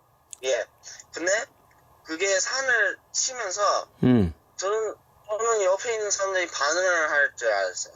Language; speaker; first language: Korean; early bilingual, heritage; Korean